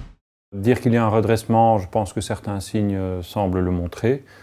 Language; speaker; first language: French; native; French